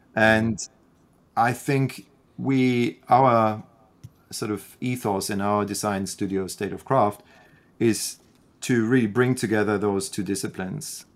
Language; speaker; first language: English; non-native, fluent; German